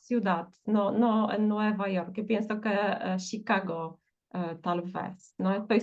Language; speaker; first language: Spanish; non-native, fluent; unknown